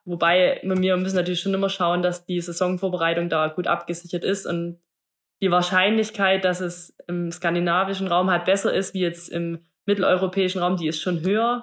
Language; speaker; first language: German; native; German